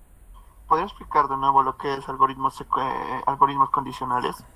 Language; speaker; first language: Spanish; native; Spanish